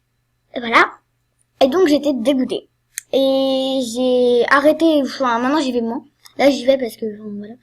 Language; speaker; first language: French; native; French